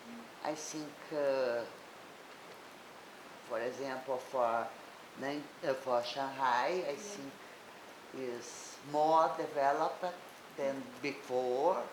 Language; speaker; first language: English; non-native, learner; Portuguese